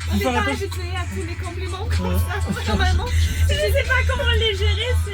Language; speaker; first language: French; non-native, fluent; German